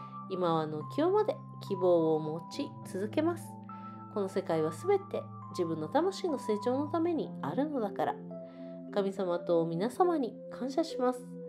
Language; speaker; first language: Japanese; native; Japanese